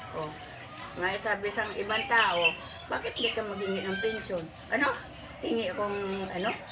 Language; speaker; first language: Filipino; non-native, local second language; Cebuano